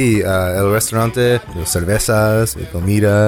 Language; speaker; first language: Spanish; non-native, learner; English